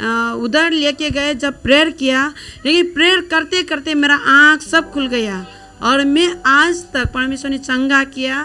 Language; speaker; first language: Hindi; non-native, local second language; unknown